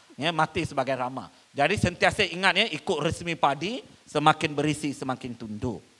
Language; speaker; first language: Malay; non-native, local second language; Tamil